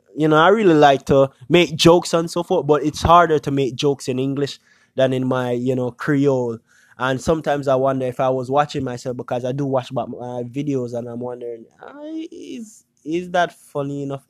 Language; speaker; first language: English; non-native, local second language; Jamaican Creole English